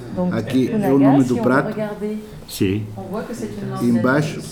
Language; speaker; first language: French; non-native, learner; Portuguese